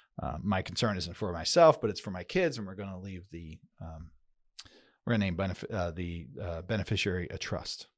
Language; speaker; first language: English; native; English